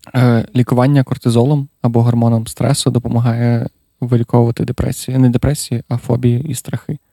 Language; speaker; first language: Ukrainian; non-native, local second language; Russian